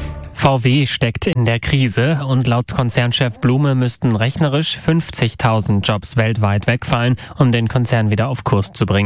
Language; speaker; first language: German; native; German